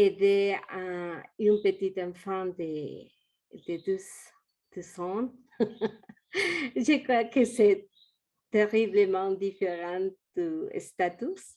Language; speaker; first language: French; non-native, learner; Spanish